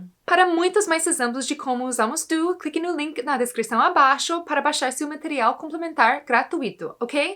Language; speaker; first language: Portuguese; non-native, fluent; English